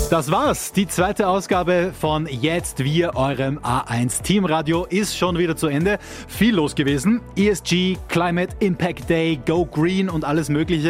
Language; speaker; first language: German; native; German